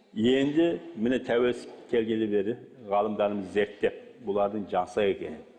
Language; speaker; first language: Kazakh; early bilingual, heritage; Kazakh